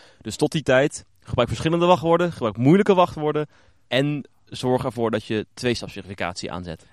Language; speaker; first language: Dutch; native; Dutch